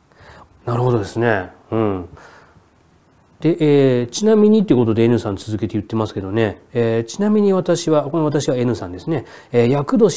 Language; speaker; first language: Japanese; native; Japanese